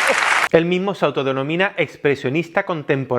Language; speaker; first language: Spanish; native; Spanish